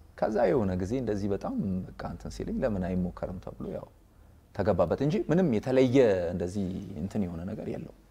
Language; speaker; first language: Amharic; native; Amharic